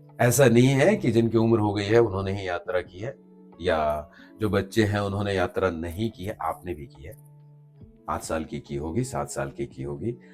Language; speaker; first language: Hindi; native; Hindi